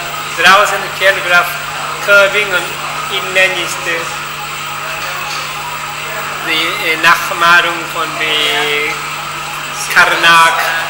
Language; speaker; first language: German; non-native, fluent; Korean